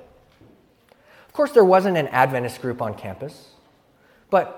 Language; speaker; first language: English; native; English